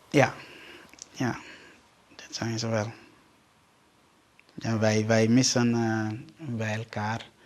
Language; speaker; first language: Dutch; non-native, learner; Somali